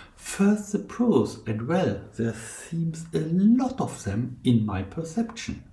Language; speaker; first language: English; non-native, fluent; German